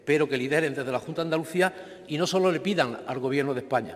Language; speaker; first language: Spanish; native; Spanish